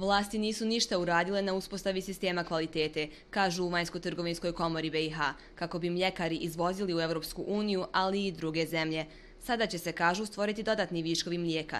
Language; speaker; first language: Bosnian; native; Bosnian